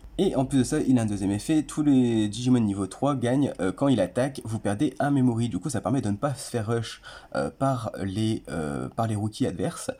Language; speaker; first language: French; native; French